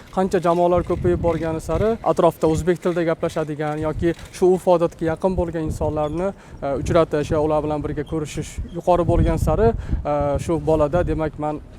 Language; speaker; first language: Uzbek; native; Uzbek